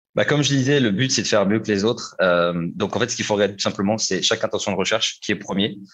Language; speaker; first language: French; native; French